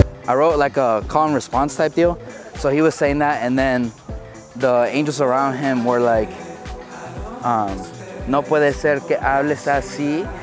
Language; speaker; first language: English; native; English